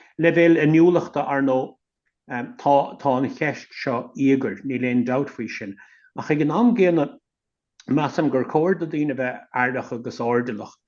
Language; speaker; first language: Irish; native; Irish